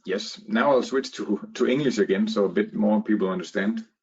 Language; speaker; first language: English; non-native, fluent; Danish